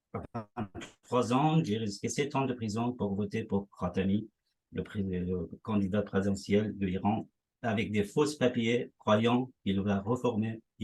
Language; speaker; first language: French; non-native, fluent; Persian